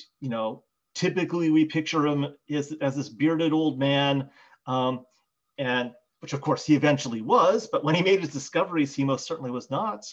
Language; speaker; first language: English; native; English